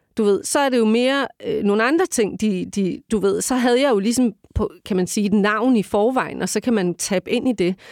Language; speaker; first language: Danish; early bilingual, other home language; Turkish